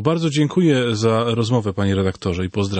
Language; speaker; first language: Polish; native; Polish